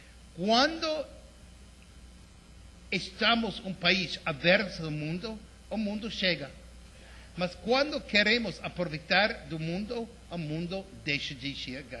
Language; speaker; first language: Portuguese; non-native, fluent; English